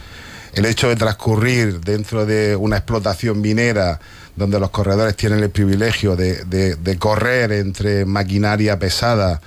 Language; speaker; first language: Spanish; native; Spanish